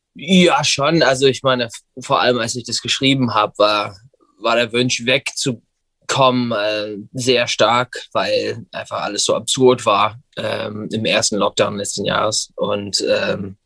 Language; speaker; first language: German; non-native, fluent; English